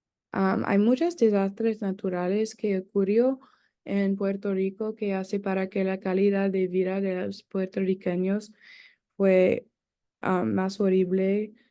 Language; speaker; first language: Spanish; non-native, learner; English